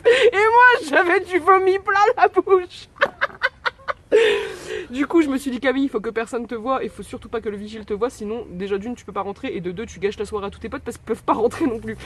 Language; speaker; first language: French; native; French